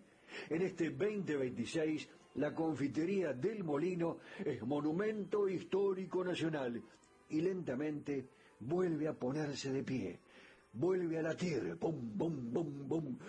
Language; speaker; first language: Spanish; native; Spanish